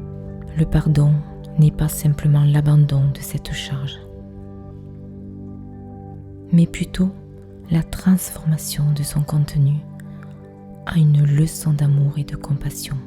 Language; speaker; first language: French; native; French